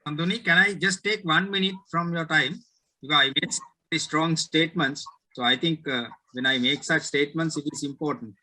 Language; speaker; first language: English; non-native, local second language; Sinhala